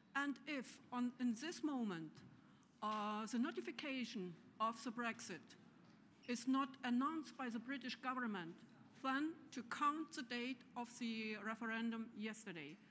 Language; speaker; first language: English; non-native, fluent; German